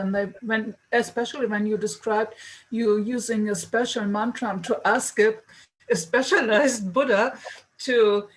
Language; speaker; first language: English; non-native, fluent; German